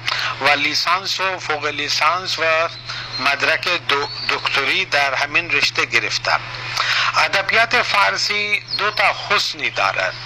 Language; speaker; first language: Persian; non-native, fluent; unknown